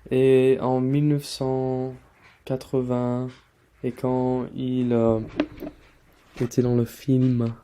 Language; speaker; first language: French; non-native, learner; English